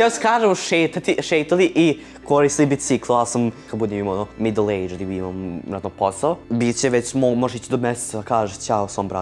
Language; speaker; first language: Serbian; early bilingual, heritage; Serbian